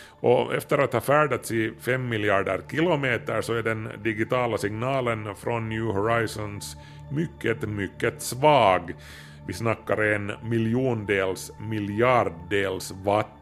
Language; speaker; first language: Swedish; native; Swedish